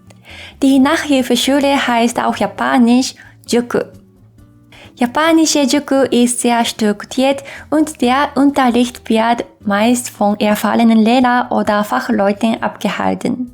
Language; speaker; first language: German; non-native, fluent; Japanese